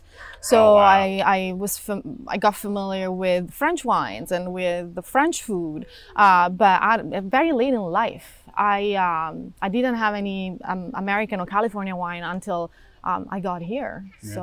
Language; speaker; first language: English; non-native, fluent; Italian